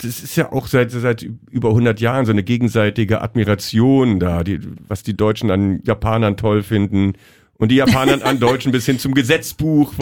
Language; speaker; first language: German; native; German